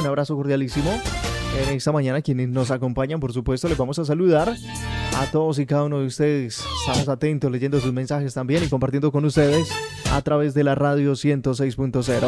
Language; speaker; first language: Spanish; native; Spanish